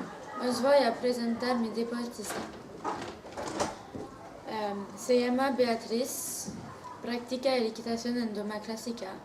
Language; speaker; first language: Spanish; non-native, learner; French